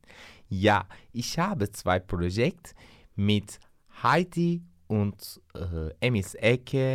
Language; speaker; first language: German; non-native, learner; Turkish